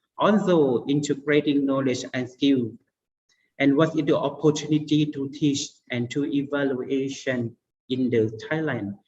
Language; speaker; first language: English; non-native, learner; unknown